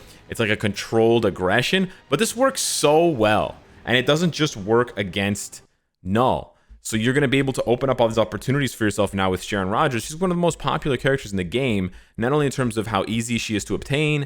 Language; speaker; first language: English; native; English